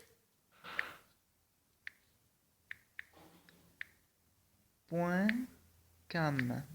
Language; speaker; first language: French; non-native, fluent; Spanish